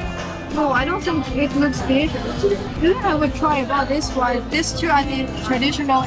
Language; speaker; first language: English; non-native, learner; Chinese